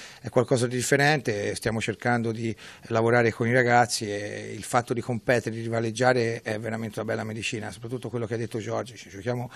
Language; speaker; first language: Italian; native; Italian